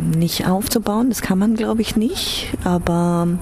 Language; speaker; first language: German; early bilingual, heritage; German